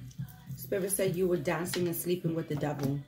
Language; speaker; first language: English; native; English